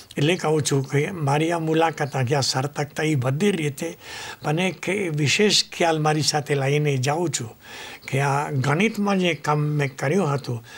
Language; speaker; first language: Gujarati; non-native, fluent; Spanish